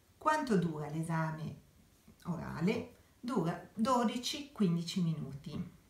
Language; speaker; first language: Italian; native; Italian